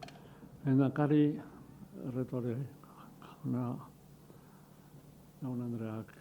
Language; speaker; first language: Basque; non-native, local second language; Spanish